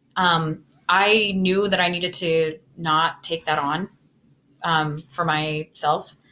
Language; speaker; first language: English; native; English